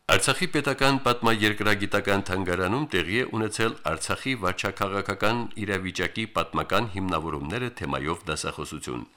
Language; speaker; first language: Armenian; native; Armenian